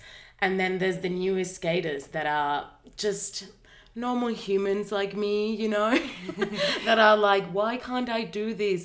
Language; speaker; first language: English; non-native, fluent; Spanish